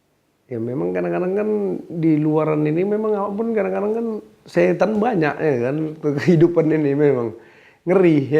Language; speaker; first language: Indonesian; native; Indonesian